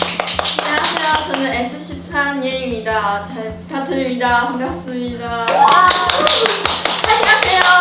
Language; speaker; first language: Korean; non-native, learner; Chinese